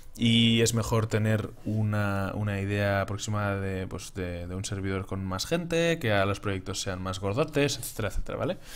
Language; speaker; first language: Spanish; native; Spanish